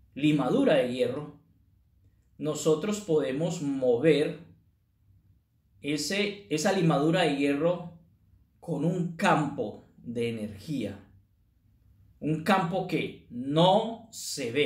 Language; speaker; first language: Spanish; native; Spanish